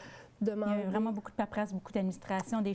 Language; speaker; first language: French; native; French